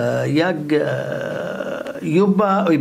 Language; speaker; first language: Swedish; non-native, learner; Arabic